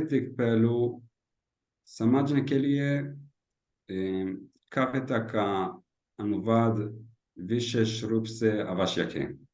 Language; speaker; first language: Hindi; non-native, learner; Hebrew